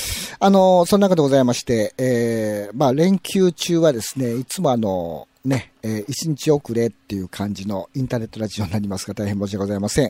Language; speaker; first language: Japanese; native; Japanese